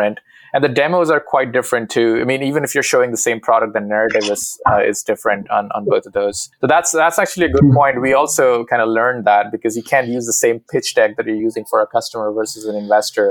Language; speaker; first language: English; non-native, local second language; Hindi